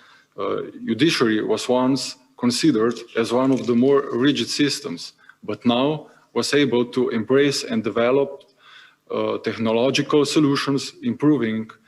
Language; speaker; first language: English; non-native, fluent; Slovenian